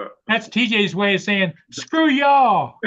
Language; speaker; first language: English; native; English